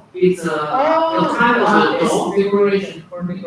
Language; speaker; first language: English; non-native, learner; Chinese